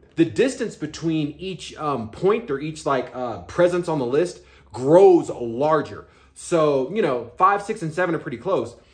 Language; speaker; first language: English; native; English